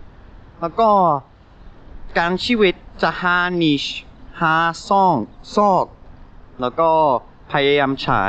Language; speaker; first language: Thai; non-native, learner; English